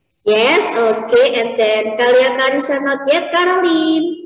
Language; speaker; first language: English; non-native, learner; Indonesian